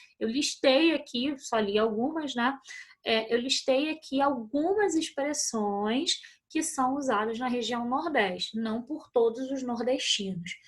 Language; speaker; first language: Portuguese; native; Portuguese